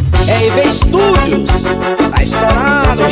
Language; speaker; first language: Portuguese; native; Portuguese